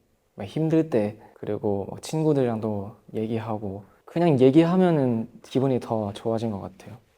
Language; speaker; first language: Korean; non-native, fluent; Thai